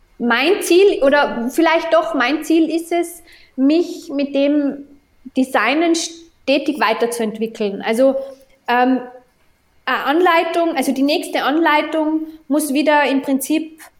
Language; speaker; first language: German; native; German